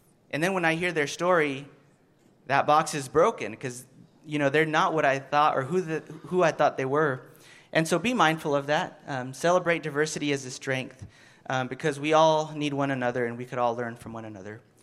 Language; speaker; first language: English; early bilingual, other home language; Spanish